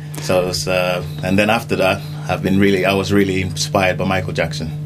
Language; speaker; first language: English; non-native, local second language; Yoruba